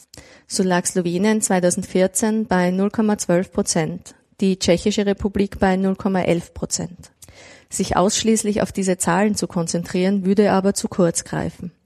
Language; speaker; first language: German; native; German